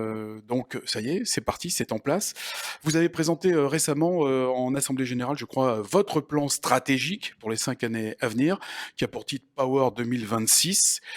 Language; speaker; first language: French; native; French